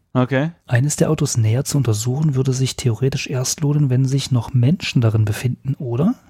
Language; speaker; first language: German; native; German